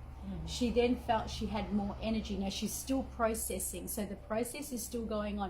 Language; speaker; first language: English; native; English